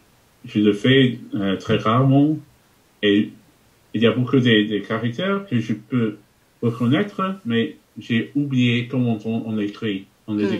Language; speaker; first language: French; non-native, fluent; English